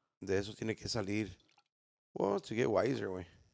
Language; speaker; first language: Spanish; early bilingual, heritage; Spanish